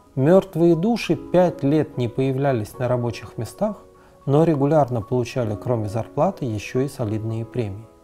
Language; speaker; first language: Russian; native; Russian